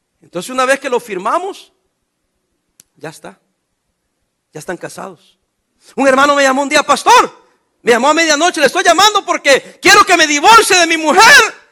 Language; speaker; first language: Spanish; native; Spanish